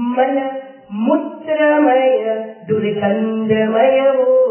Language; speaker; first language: Hindi; non-native, local second language; Gujarati